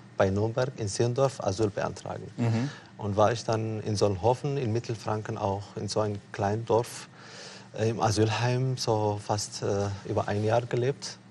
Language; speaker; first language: German; non-native, fluent; Tigrinya